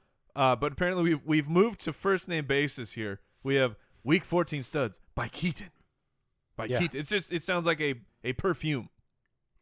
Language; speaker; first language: English; native; English